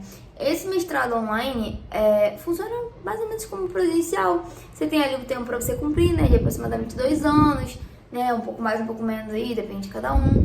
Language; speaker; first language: Portuguese; native; Portuguese